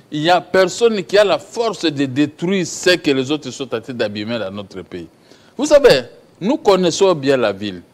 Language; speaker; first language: French; non-native, local second language; Lingala